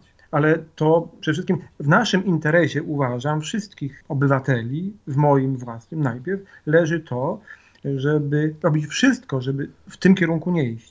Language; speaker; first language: Polish; native; Polish